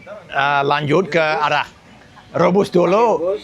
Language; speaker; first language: Indonesian; non-native, learner; English